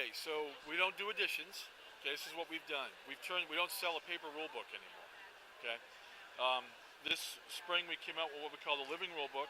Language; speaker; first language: English; native; English